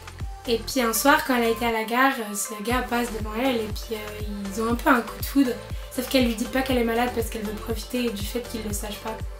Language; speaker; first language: French; native; French